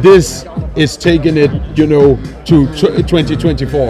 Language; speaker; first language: English; non-native, fluent; Danish